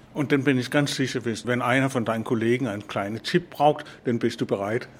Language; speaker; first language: German; non-native, fluent; Danish